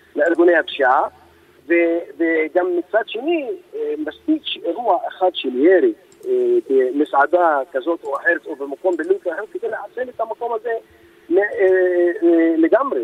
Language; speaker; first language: Hebrew; non-native, local second language; Arabic